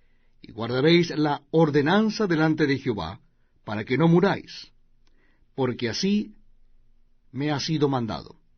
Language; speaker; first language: Spanish; native; Spanish